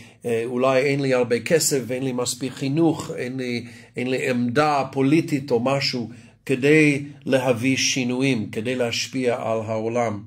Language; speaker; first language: Hebrew; non-native, fluent; English